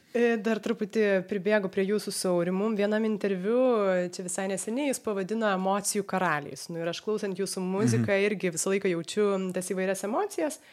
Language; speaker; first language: Lithuanian; native; Lithuanian